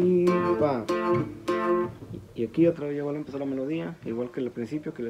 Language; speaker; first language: Spanish; native; Spanish